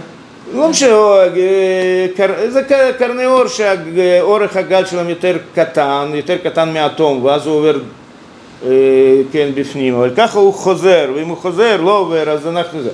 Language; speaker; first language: Hebrew; non-native, fluent; Russian